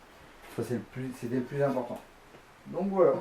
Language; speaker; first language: French; native; French